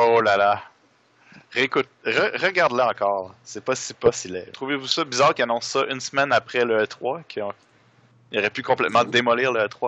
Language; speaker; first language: French; native; French